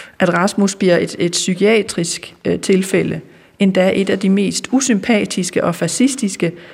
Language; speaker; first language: Danish; native; Danish